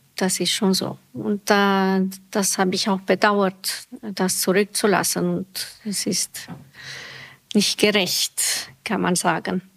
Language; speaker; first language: German; non-native, fluent; Romanian